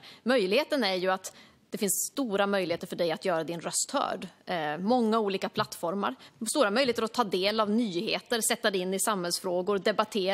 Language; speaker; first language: Swedish; native; Swedish